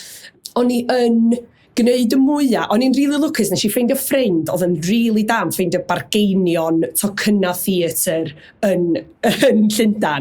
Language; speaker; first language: Welsh; native; Welsh